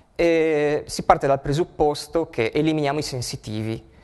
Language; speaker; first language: Italian; native; Italian